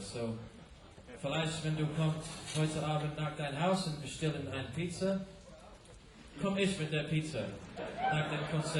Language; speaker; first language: German; non-native, learner; English